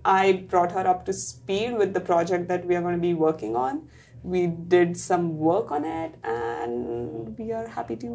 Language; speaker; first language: English; non-native, local second language; Marathi